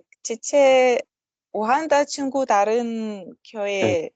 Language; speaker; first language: Korean; non-native, learner; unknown